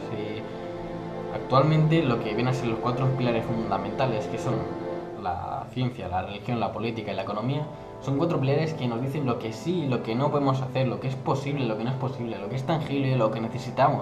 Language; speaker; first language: Spanish; native; Spanish